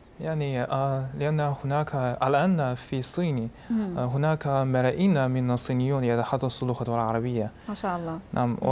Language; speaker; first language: Arabic; non-native, learner; Chinese